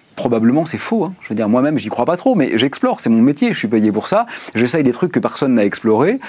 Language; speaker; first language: French; native; French